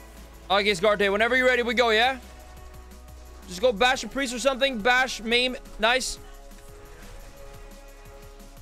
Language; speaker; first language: English; non-native, fluent; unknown